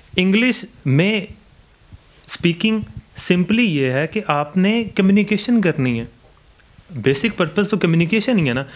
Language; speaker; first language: Urdu; non-native, local second language; Punjabi